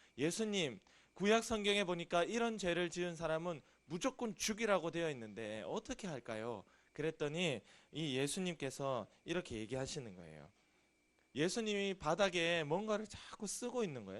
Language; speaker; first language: Korean; native; Korean